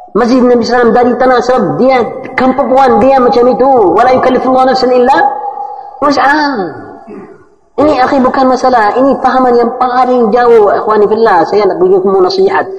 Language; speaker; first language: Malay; non-native, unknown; Arabic